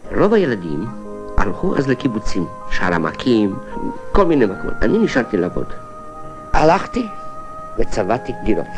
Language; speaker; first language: Hebrew; non-native, fluent; Hungarian